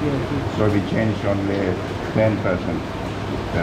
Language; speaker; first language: English; non-native, learner; Russian